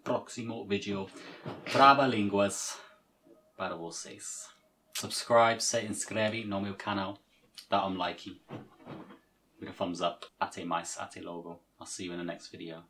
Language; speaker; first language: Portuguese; non-native, learner; English